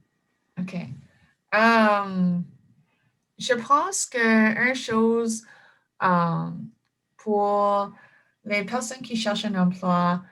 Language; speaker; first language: French; non-native, fluent; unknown